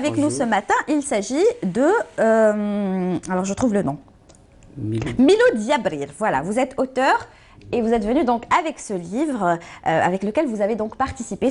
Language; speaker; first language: French; non-native, local second language; Arabic